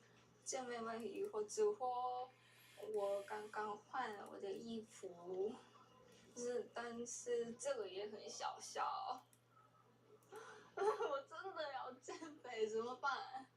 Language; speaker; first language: Chinese; non-native, learner; Korean